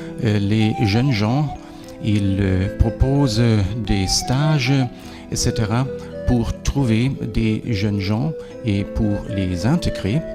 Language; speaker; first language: French; non-native, fluent; German